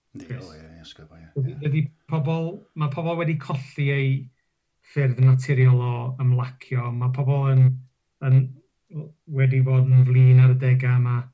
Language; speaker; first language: Welsh; non-native, local second language; English